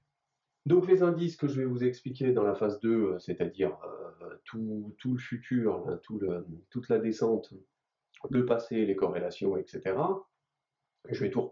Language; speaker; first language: French; native; French